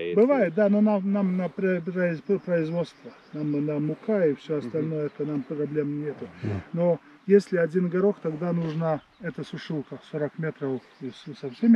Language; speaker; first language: Russian; non-native, fluent; Latvian